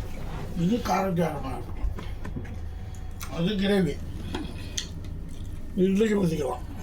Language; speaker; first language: Tamil; native; Tamil